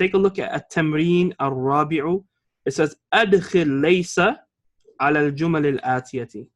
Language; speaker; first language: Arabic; non-native, fluent; English